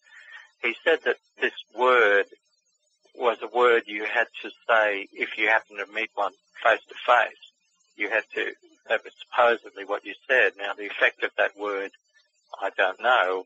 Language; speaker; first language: English; native; English